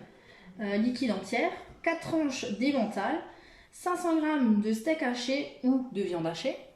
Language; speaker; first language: French; native; French